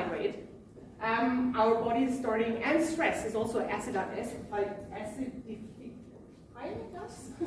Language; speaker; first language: English; non-native, fluent; German